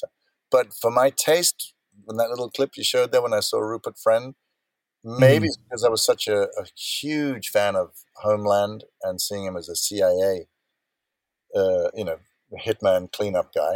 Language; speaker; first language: English; native; English